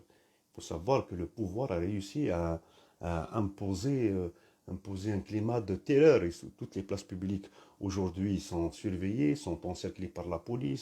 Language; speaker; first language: French; non-native, local second language; Kabyle